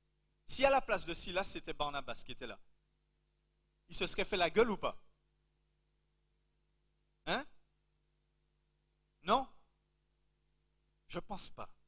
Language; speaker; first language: French; native; French